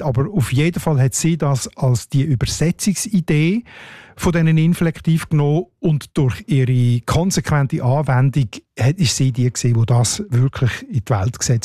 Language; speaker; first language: German; native; German